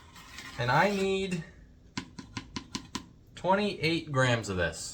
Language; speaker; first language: English; native; English